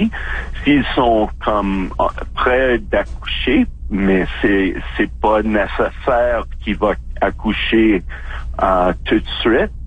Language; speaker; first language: French; non-native, fluent; English